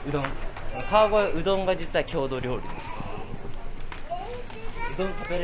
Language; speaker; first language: Japanese; native; Japanese